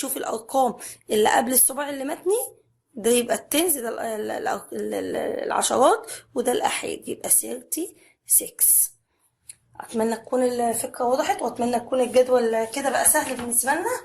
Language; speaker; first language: Arabic; native; Arabic